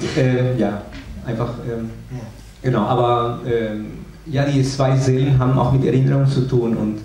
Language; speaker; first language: German; non-native, fluent; Spanish